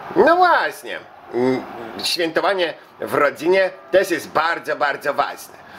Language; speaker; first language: Polish; early bilingual, heritage; Polish